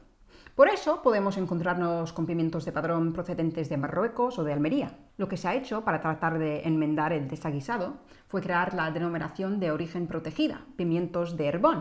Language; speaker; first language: Spanish; non-native, fluent; English